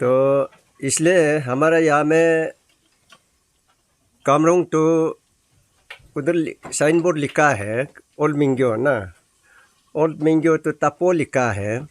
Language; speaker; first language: Hindi; non-native, local second language; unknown